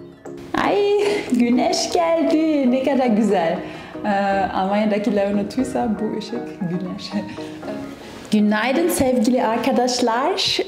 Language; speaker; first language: Turkish; non-native, fluent; German